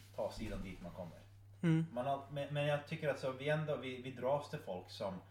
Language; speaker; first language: Swedish; non-native, fluent; English